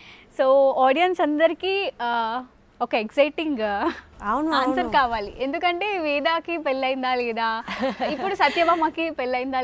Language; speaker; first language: Telugu; native; Telugu